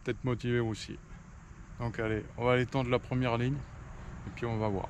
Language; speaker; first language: French; native; French